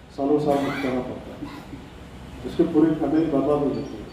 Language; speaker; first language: Hindi; non-native, local second language; Marathi